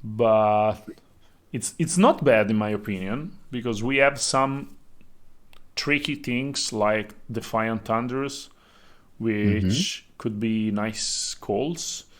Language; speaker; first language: English; non-native, fluent; Italian